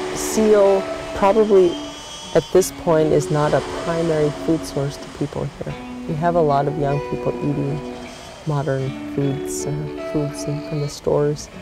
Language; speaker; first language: English; native; English